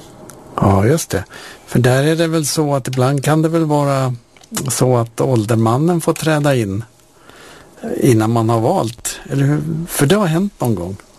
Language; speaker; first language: Swedish; native; Swedish